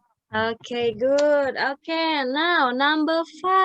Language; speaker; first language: English; non-native, fluent; Indonesian